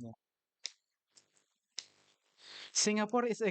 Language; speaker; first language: English; non-native, learner; Indonesian